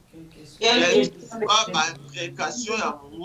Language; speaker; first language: French; non-native, local second language; Lingala